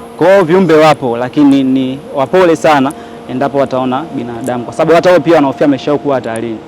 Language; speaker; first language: Swahili; native; Swahili